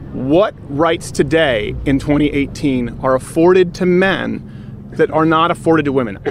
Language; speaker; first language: English; native; English